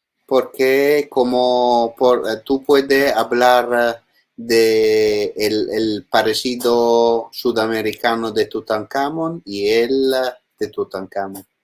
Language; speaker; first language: Spanish; non-native, learner; Italian